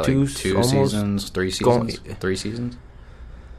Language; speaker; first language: English; native; English